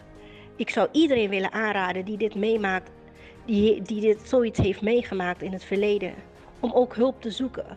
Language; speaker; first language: Dutch; native; Dutch